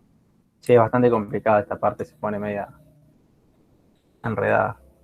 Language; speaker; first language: Spanish; native; Spanish